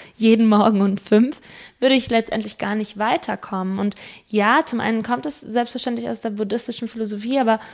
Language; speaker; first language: German; early bilingual, other home language; Spanish